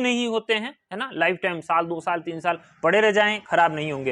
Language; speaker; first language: Hindi; native; Hindi